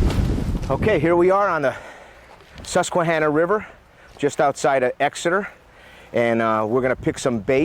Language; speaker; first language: English; native; English